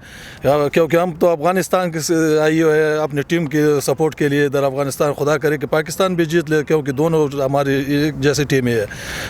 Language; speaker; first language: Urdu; non-native, fluent; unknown